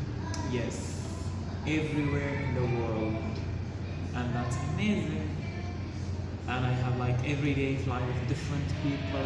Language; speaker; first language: English; non-native, learner; Arabic